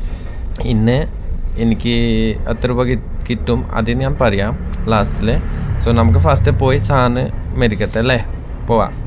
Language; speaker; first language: Malayalam; non-native, learner; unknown